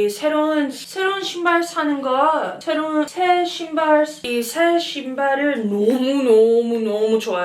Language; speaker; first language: Korean; early bilingual, heritage; English